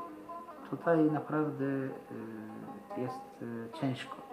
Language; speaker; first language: Polish; non-native, learner; Arabic